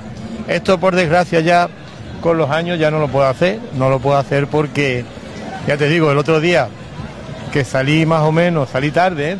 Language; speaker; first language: Spanish; native; Spanish